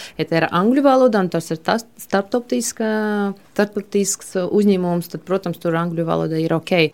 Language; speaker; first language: Latvian; non-native, local second language; Russian